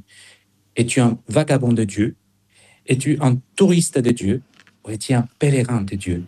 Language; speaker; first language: French; non-native, fluent; Spanish